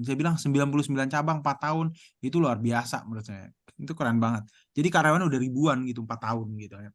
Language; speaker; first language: Indonesian; native; Indonesian